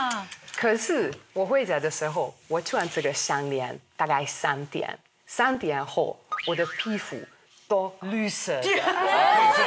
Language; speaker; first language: Chinese; non-native, fluent; Hungarian